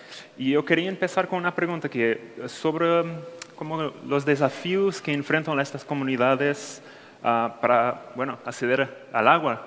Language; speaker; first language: Spanish; non-native, fluent; Portuguese